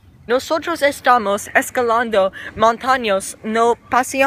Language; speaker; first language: Spanish; non-native, learner; English